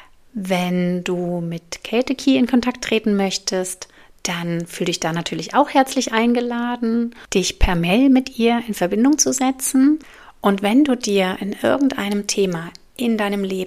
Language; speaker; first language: German; native; German